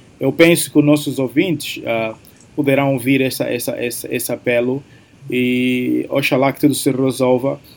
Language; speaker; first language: Portuguese; native; Portuguese